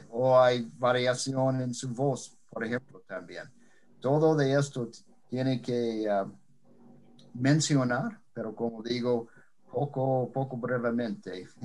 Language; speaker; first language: Spanish; non-native, fluent; English